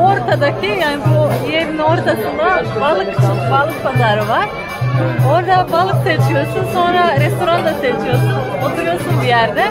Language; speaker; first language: Turkish; non-native, fluent; Slovenian